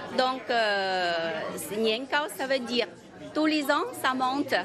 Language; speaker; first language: French; non-native, learner; Chinese